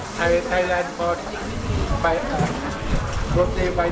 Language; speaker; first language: English; non-native, learner; Thai